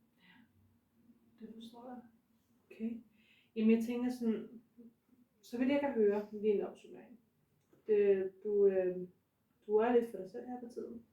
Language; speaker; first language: Danish; native; Danish